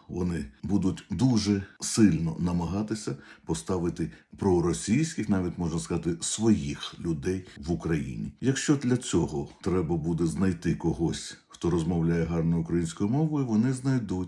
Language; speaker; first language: Ukrainian; non-native, local second language; Russian